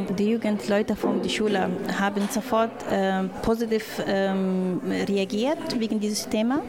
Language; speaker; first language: German; non-native, learner; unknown